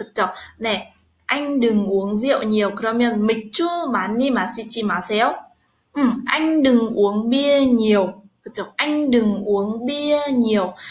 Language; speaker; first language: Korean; non-native, fluent; Vietnamese